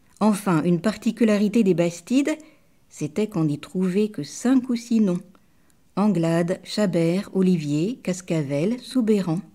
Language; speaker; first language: French; native; French